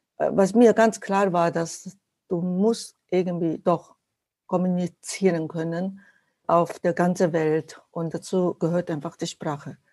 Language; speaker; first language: German; non-native, fluent; Japanese